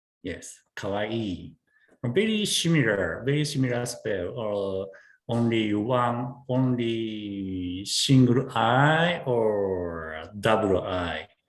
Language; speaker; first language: English; non-native, learner; Japanese